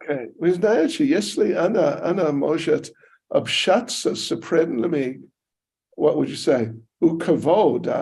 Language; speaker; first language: Russian; non-native, learner; English